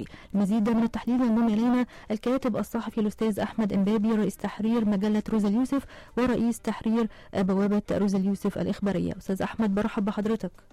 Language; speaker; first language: Arabic; native; Arabic